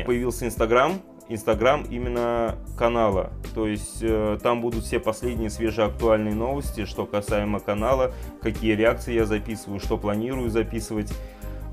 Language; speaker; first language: Russian; native; Russian